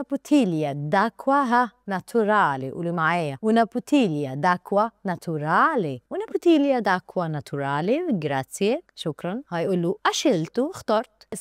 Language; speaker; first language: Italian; non-native, learner; Arabic